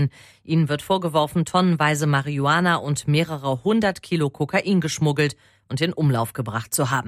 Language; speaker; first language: German; native; German